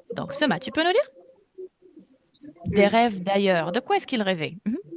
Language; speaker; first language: French; non-native, fluent; Russian